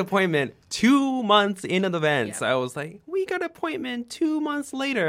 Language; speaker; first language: English; non-native, fluent; Chinese